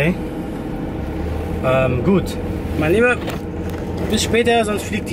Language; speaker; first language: German; native; German